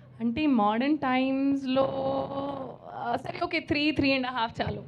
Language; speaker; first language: Telugu; non-native, learner; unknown